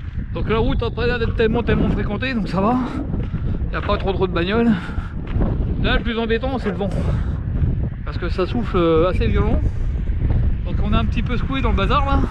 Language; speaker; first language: French; native; French